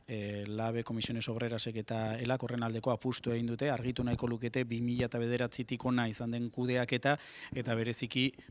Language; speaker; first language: Basque; native; Basque